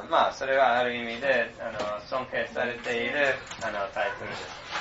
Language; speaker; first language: Japanese; non-native, fluent; English